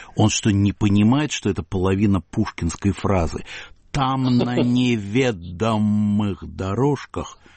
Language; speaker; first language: Russian; native; Russian